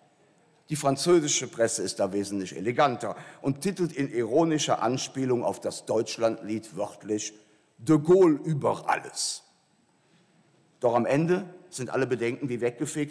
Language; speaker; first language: German; native; German